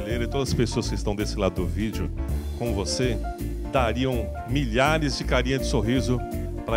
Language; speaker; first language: Portuguese; native; Portuguese